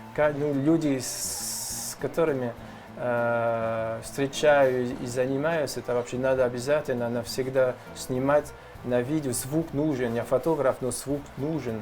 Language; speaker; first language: Russian; non-native, learner; French